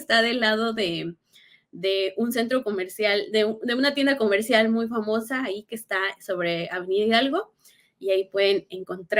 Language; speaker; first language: Spanish; native; Spanish